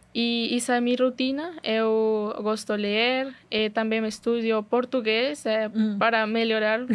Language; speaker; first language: Portuguese; non-native, learner; Spanish